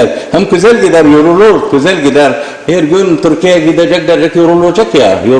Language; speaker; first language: Turkish; non-native, learner; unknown